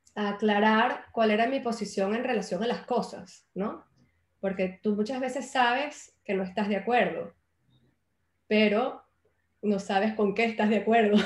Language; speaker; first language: Spanish; native; Spanish